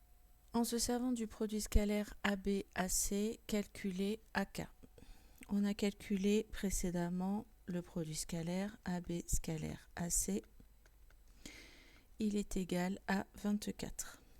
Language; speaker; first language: French; native; French